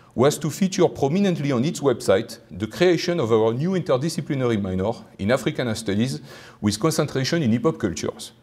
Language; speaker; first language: English; non-native, fluent; French